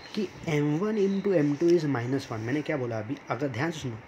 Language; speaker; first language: Hindi; non-native, local second language; Marathi